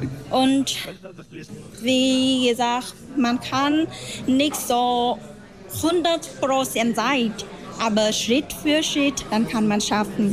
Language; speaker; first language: German; non-native, learner; Vietnamese